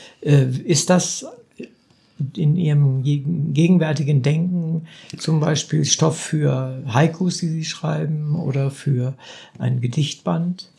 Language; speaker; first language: German; native; German